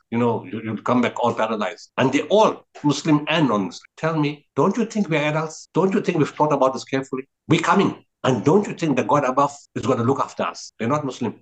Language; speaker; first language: English; native; English